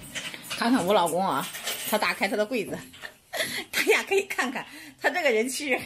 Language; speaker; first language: Chinese; native; Chinese